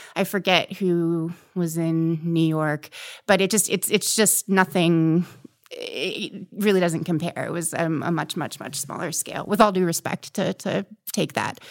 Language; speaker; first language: English; native; English